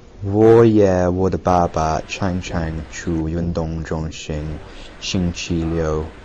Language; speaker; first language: Chinese; non-native, learner; English